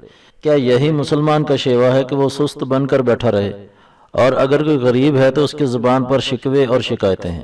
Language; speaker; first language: Urdu; native; Urdu